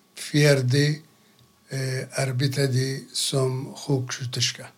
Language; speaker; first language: Swedish; non-native, learner; Arabic